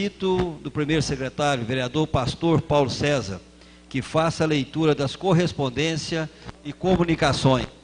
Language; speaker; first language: Portuguese; native; Portuguese